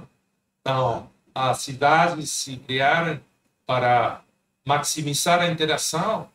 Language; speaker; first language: Portuguese; non-native, fluent; Spanish